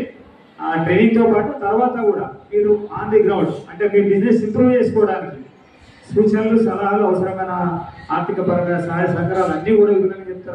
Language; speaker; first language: Telugu; native; Telugu